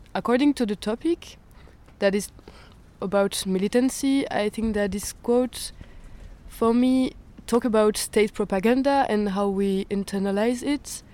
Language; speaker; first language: English; non-native, fluent; French